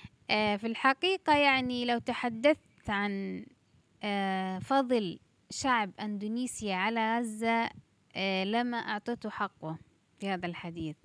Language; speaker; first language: Arabic; native; Arabic